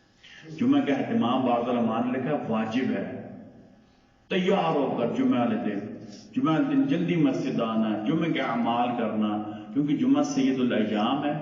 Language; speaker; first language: Urdu; native; Urdu